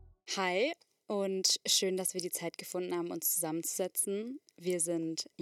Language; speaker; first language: German; native; German